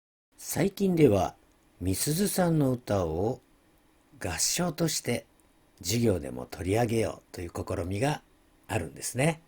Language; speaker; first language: Japanese; native; Japanese